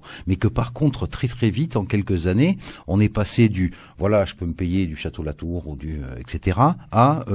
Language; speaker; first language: French; native; French